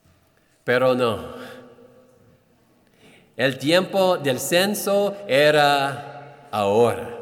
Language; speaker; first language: Spanish; non-native, fluent; English